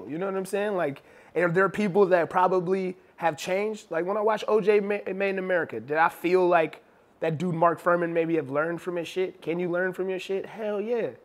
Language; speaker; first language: English; native; English